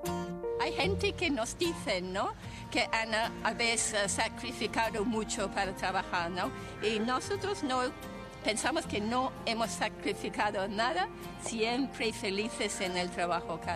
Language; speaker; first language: Spanish; non-native, fluent; English